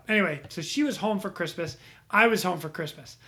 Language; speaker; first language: English; native; English